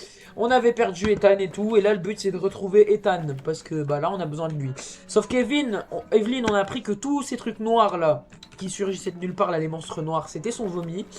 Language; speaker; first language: French; native; French